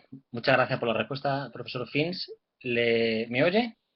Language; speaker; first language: Spanish; native; Spanish